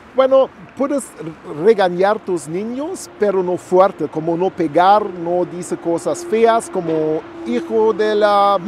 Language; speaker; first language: Spanish; non-native, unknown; German